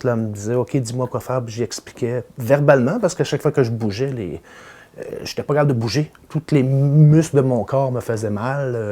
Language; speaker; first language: French; native; French